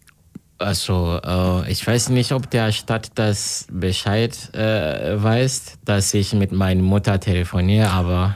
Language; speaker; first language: German; non-native, learner; Kinyarwanda